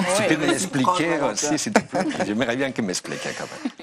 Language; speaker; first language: French; non-native, fluent; Spanish